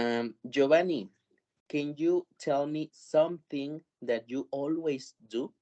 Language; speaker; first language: English; non-native, fluent; Spanish